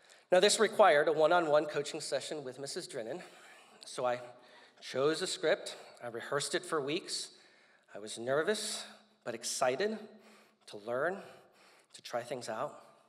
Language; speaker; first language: English; early bilingual, other home language; Spanish